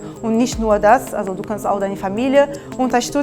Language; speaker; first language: German; non-native, fluent; Portuguese